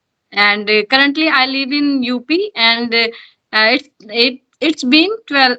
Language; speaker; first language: English; non-native, learner; Hindi